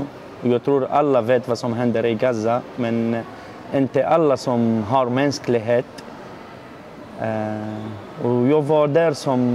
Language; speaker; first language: Swedish; non-native, learner; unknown